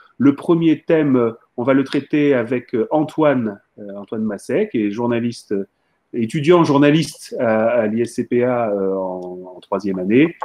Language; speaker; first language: French; native; French